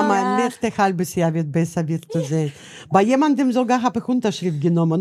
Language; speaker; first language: German; non-native, learner; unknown